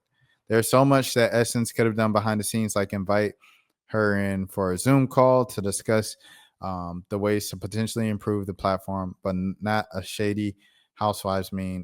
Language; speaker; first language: English; native; English